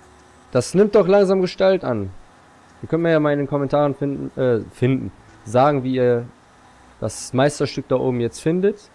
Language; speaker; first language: German; native; German